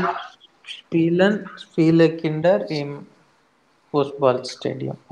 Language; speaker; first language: German; non-native, learner; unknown